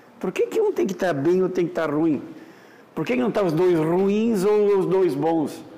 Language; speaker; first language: Portuguese; native; Portuguese